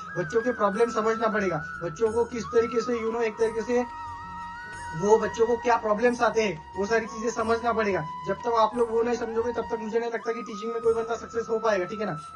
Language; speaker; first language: Hindi; non-native, local second language; Marathi